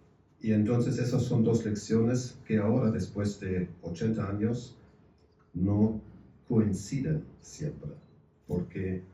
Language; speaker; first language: Spanish; non-native, fluent; German